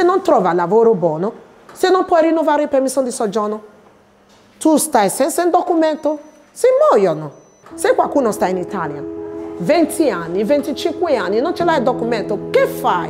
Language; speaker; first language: Italian; non-native, learner; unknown